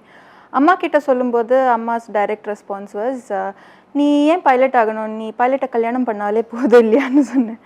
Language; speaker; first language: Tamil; early bilingual, heritage; Tamil